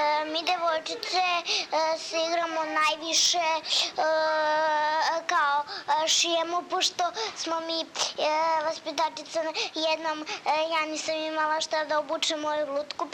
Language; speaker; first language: Serbian; native; Serbian